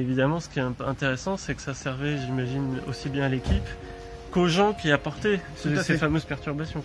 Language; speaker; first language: French; native; French